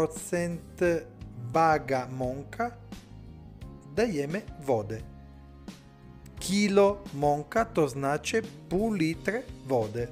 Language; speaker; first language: Polish; non-native, learner; Italian